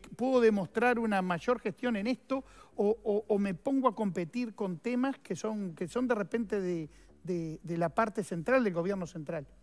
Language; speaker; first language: Spanish; native; Spanish